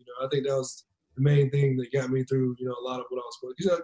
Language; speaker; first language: English; native; English